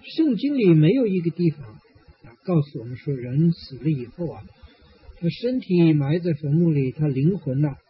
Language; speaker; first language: Chinese; native; Chinese